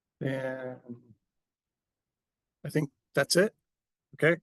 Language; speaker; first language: English; native; English